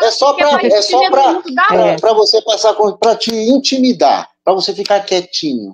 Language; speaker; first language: Portuguese; native; Portuguese